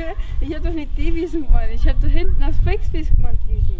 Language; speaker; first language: German; native; German